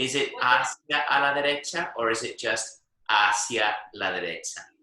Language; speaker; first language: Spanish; non-native, fluent; English